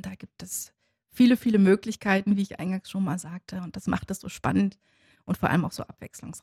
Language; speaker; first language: German; native; German